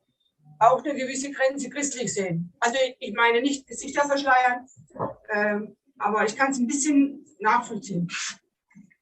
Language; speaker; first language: German; native; German